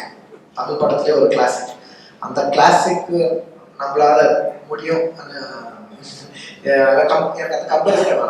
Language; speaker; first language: Tamil; non-native, local second language; Telugu